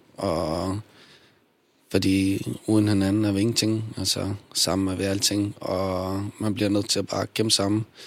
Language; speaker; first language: Danish; early bilingual, other home language; Bosnian